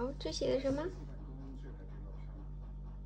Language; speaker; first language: Chinese; native; Chinese